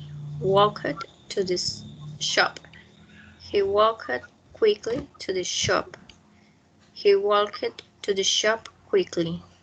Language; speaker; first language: English; non-native, learner; Spanish